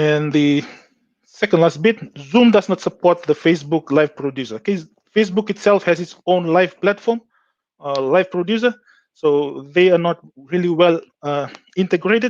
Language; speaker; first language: English; non-native, local second language; Fijian